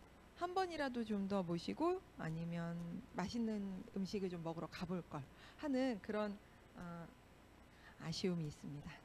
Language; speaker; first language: Korean; native; Korean